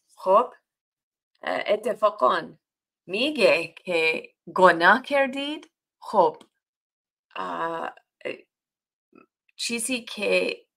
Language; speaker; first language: Persian; non-native, learner; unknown